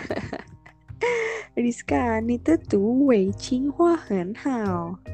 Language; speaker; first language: Chinese; non-native, learner; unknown